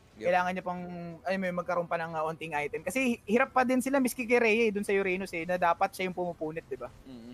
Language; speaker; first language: Filipino; native; Filipino